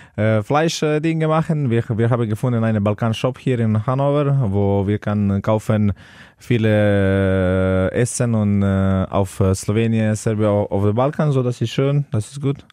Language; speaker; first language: German; non-native, fluent; Slovenian